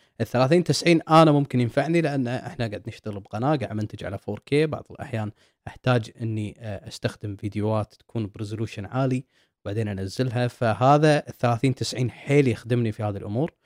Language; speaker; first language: Arabic; native; Arabic